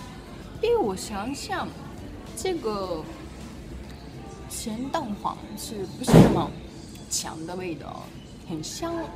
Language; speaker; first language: Chinese; non-native, fluent; Japanese